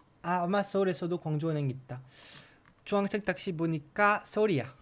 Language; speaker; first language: Korean; non-native, learner; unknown